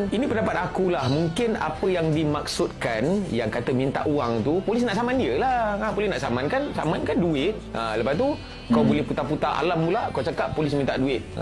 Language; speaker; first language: Malay; native; Malay